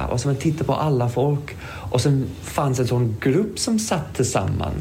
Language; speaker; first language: Swedish; non-native, fluent; English